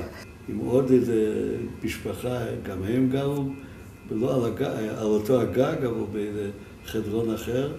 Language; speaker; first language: Hebrew; non-native, fluent; Yiddish